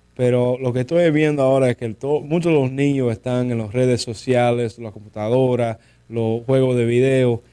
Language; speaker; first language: Spanish; early bilingual, heritage; Spanish